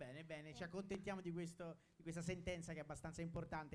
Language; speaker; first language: Italian; native; Italian